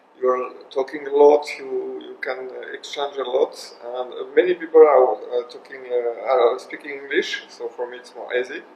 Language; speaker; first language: English; non-native, learner; French